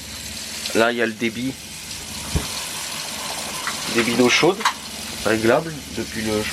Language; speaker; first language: French; native; French